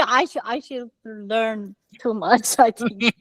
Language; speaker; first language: English; non-native, learner; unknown